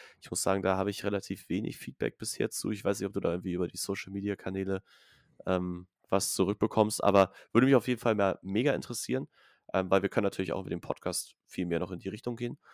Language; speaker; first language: German; native; German